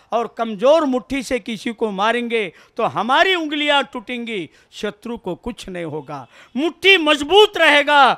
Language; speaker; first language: Hindi; non-native, local second language; Kannada